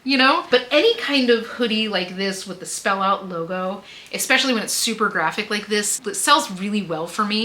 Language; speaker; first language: English; native; English